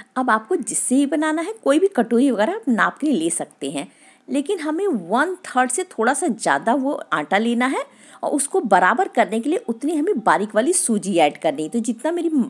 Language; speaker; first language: Hindi; native; Hindi